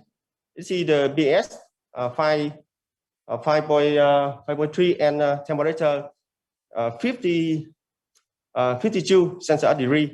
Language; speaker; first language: English; non-native, learner; Vietnamese